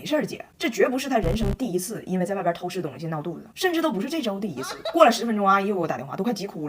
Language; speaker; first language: Chinese; native; Chinese